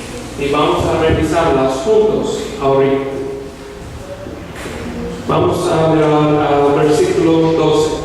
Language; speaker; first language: Spanish; non-native, fluent; English